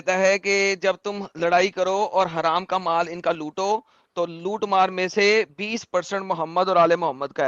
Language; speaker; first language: Hindi; native; Hindi